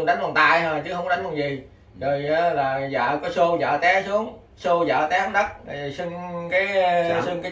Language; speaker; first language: Vietnamese; native; Vietnamese